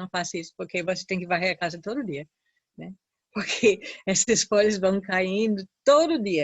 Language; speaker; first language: Portuguese; non-native, fluent; English